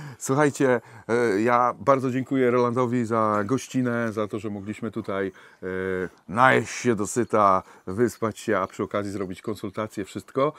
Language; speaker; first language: Polish; native; Polish